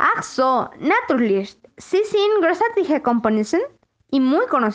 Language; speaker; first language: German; non-native, learner; Spanish